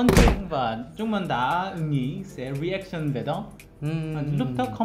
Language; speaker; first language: Vietnamese; non-native, fluent; Korean